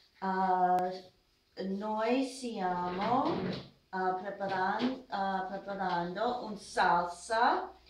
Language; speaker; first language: Italian; non-native, learner; English